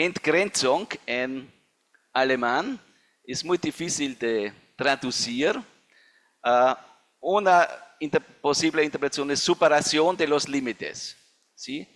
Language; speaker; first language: Spanish; non-native, fluent; German